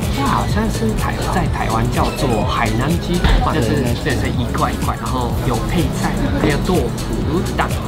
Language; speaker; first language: Chinese; non-native, fluent; Japanese